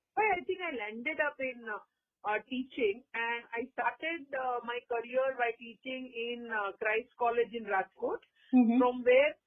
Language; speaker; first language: English; non-native, local second language; Gujarati